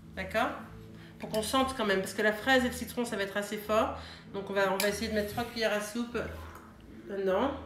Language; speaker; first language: French; early bilingual, heritage; French